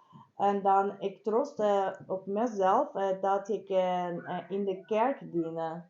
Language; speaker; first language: Dutch; non-native, learner; Persian